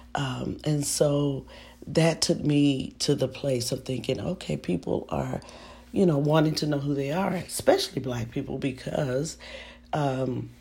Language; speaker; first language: English; native; English